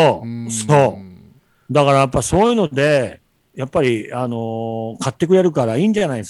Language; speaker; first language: Japanese; native; Japanese